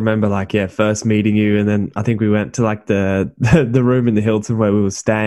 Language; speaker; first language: English; native; English